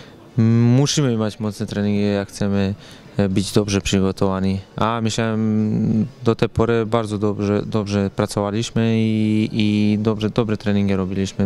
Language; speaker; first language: Polish; non-native, learner; Serbian